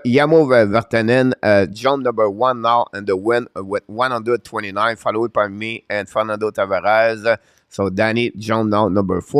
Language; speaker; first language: English; non-native, local second language; French